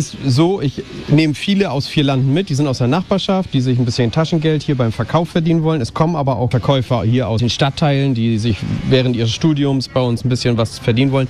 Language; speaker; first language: German; native; German